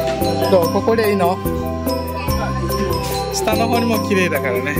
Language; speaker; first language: Japanese; non-native, fluent; Balinese